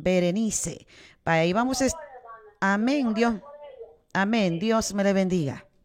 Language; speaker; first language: Spanish; native; Spanish